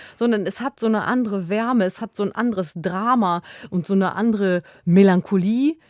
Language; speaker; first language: German; native; German